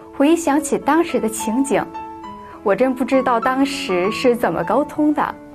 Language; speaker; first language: Chinese; early bilingual, other home language; Korean